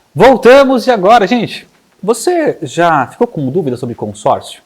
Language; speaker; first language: Portuguese; native; Portuguese